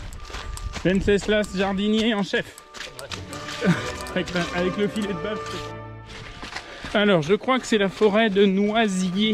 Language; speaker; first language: French; native; French